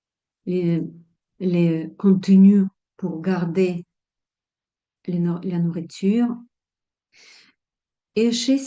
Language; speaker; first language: French; non-native, fluent; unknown